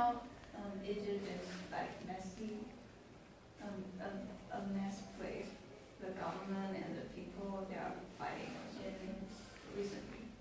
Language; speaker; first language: English; non-native, learner; Chinese